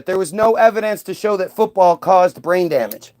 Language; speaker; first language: English; native; English